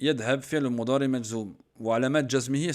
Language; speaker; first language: Arabic; non-native, fluent; French